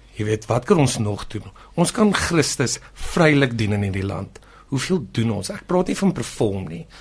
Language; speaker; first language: Afrikaans; native; Afrikaans